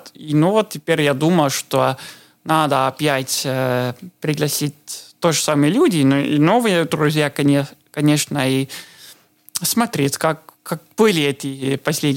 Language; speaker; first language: Russian; non-native, learner; Estonian